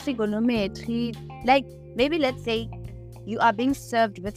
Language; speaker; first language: English; non-native, local second language; Southern Sotho